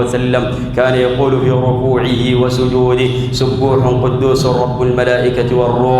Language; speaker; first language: Arabic; native; Arabic